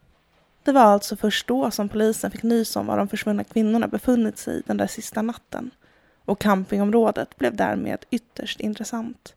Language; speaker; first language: Swedish; native; Swedish